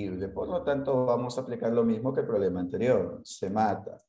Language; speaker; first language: Spanish; native; Spanish